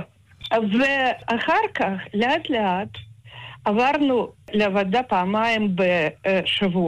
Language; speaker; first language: Hebrew; non-native, fluent; Russian